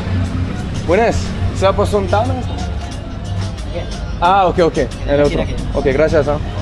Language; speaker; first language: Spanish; non-native, learner; French